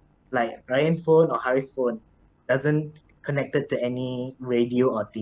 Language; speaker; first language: English; non-native, local second language; Thai